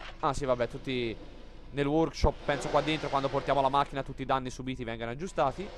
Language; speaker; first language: Italian; native; Italian